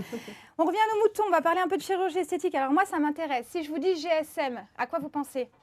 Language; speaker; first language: French; native; French